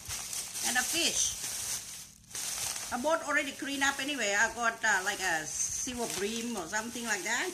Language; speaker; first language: English; non-native, learner; Thai